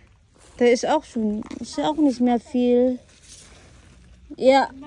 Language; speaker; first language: German; non-native, learner; Filipino